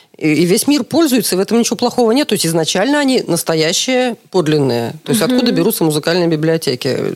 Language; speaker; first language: Russian; native; Russian